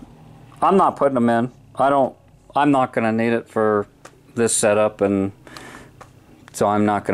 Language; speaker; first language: English; native; English